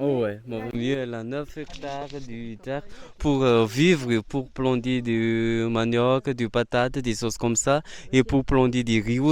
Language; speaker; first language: French; non-native, local second language; Malagasy